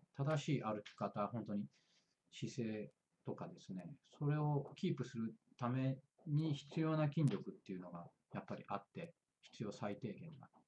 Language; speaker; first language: Japanese; native; Japanese